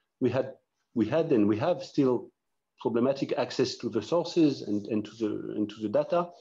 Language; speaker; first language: English; non-native, fluent; French